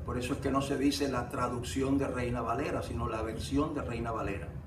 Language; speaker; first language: Spanish; native; Spanish